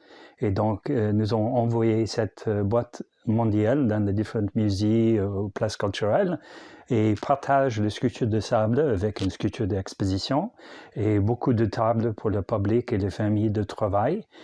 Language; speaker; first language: French; non-native, learner; English